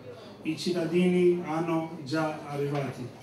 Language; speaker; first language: Italian; non-native, fluent; Albanian